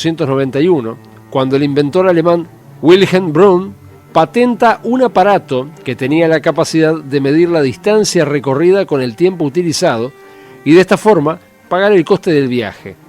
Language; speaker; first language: Spanish; native; Spanish